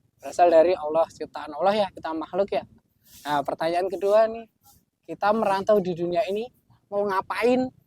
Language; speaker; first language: Indonesian; non-native, local second language; Sundanese